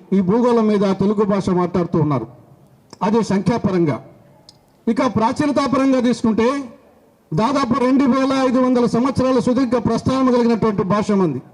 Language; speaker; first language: Telugu; native; Telugu